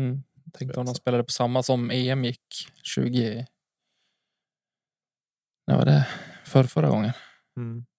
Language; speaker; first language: Swedish; native; Swedish